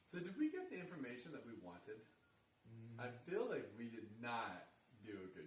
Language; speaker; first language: English; native; English